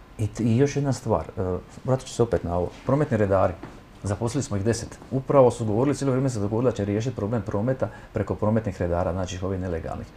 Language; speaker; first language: Croatian; native; Croatian